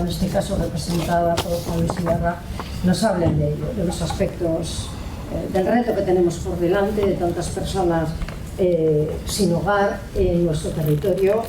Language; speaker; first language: Spanish; native; Spanish